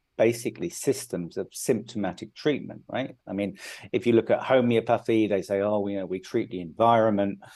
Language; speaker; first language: English; native; English